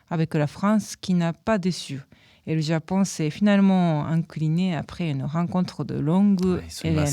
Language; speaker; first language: French; non-native, learner; Japanese